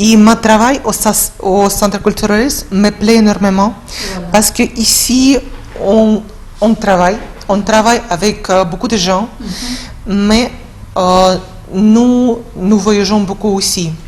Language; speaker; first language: French; non-native, fluent; Russian